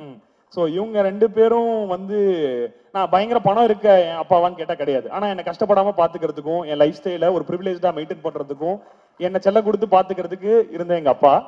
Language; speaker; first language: Tamil; native; Tamil